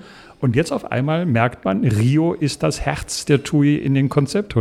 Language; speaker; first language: German; native; German